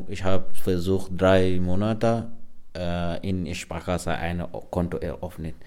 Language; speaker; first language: German; non-native, learner; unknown